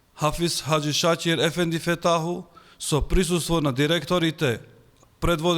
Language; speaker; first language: Macedonian; non-native, local second language; Albanian